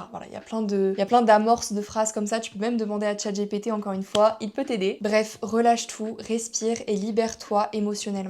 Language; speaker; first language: French; native; French